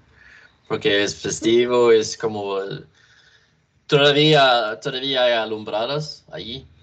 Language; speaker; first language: Spanish; non-native, learner; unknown